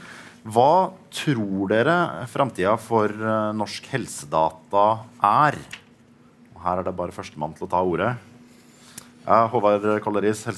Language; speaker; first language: Norwegian; native; Norwegian